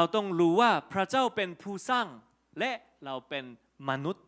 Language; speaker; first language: Thai; non-native, fluent; Korean